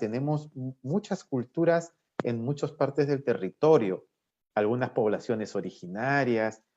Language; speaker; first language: Spanish; native; Spanish